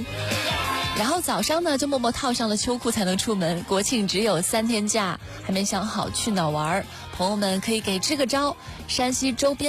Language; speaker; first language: Chinese; native; Chinese